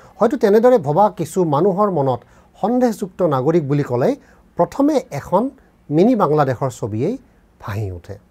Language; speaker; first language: Assamese; native; Assamese